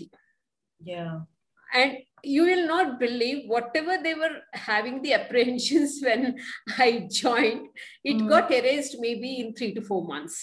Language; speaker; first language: English; non-native, local second language; Kannada